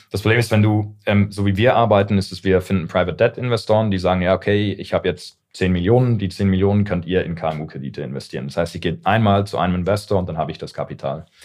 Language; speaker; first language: German; early bilingual, heritage; English